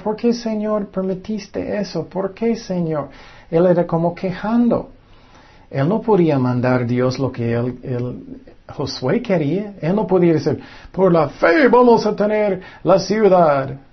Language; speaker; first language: Spanish; non-native, fluent; English